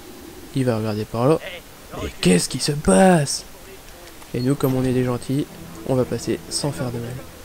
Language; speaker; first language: French; native; French